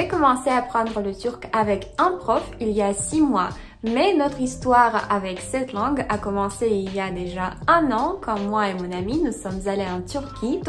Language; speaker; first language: French; non-native, fluent; Russian